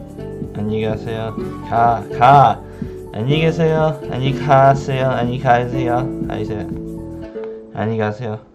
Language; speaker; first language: Korean; non-native, learner; English